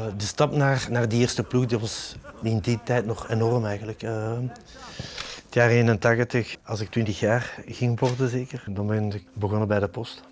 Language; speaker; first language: Dutch; native; Dutch